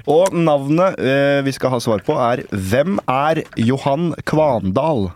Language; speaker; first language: Norwegian; native; Norwegian